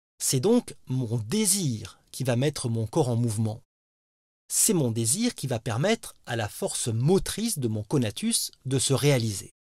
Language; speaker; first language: French; native; French